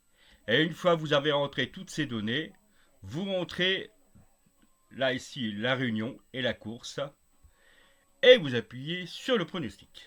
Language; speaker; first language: French; native; French